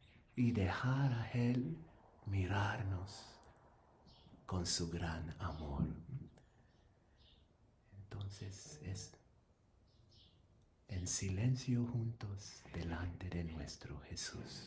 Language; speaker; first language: Spanish; non-native, fluent; English